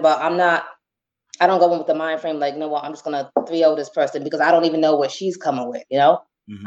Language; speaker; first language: English; native; English